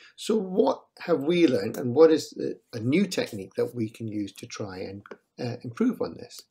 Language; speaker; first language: English; native; English